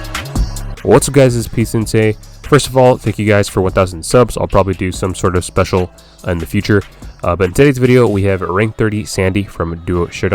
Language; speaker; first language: English; native; English